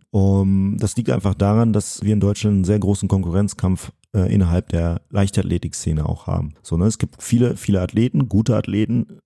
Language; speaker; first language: German; early bilingual, other home language; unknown